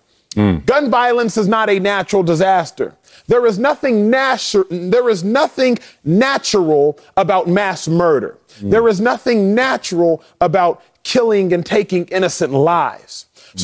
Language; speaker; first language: English; native; English